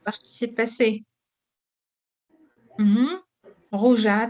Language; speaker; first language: French; non-native, local second language; Arabic